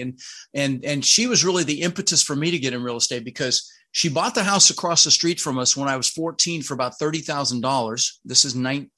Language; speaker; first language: English; early bilingual, other home language; Dutch